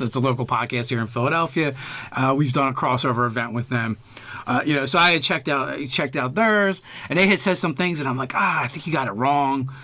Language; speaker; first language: English; native; English